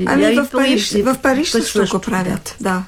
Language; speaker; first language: Bulgarian; non-native, fluent; French